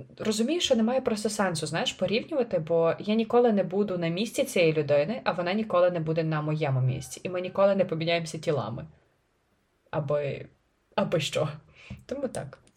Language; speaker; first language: Ukrainian; native; Ukrainian